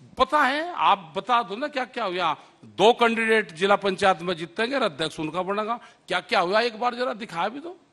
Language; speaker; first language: Hindi; native; Hindi